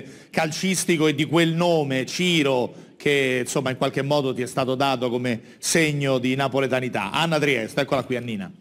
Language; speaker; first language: Italian; native; Italian